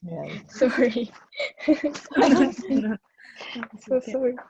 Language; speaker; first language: English; non-native, learner; Japanese